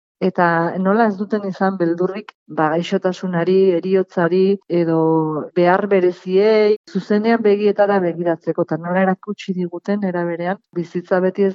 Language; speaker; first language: Basque; native; Basque